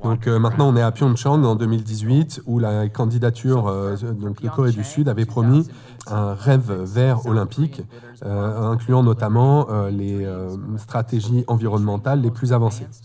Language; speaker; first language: French; native; French